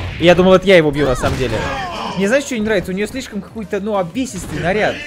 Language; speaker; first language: Russian; native; Russian